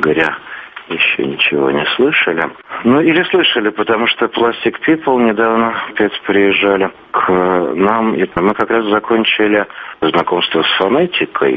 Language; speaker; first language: Russian; native; Russian